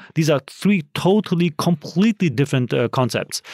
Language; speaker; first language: English; non-native, fluent; German